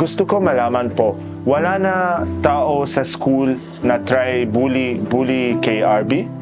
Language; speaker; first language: Filipino; non-native, learner; Arabic